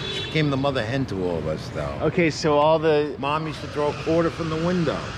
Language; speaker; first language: English; native; English